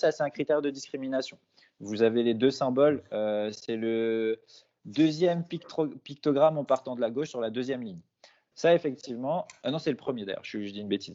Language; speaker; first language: French; native; French